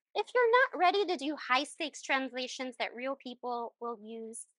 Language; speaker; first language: English; early bilingual, other home language; Spanish